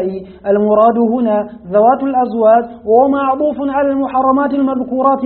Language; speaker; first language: Arabic; native; Arabic